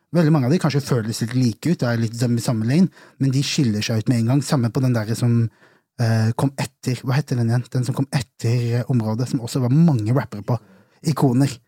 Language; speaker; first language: Norwegian; early bilingual, other home language; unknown